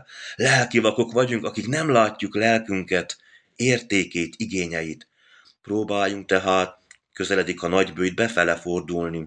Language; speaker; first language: Hungarian; native; Hungarian